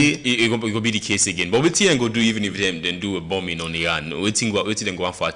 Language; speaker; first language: English; non-native, local second language; Krio